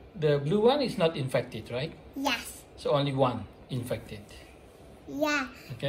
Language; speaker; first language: English; non-native, fluent; Indonesian